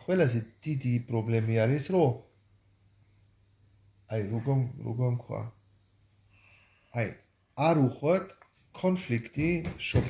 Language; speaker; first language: Georgian; non-native, learner; German